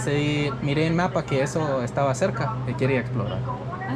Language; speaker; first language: Spanish; non-native, fluent; English